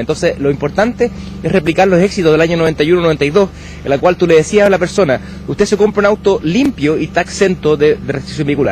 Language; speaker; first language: Spanish; native; Spanish